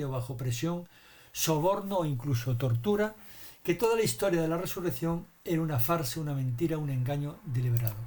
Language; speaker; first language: Spanish; native; Spanish